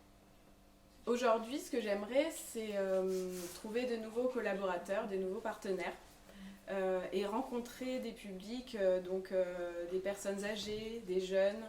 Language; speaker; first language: French; native; French